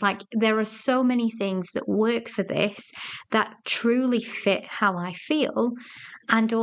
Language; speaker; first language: English; native; English